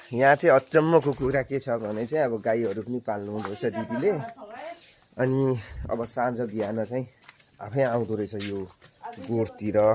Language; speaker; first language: Nepali; non-native, local second language; Limbu